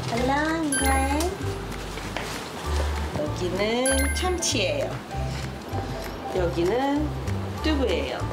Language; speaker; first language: Korean; non-native, learner; English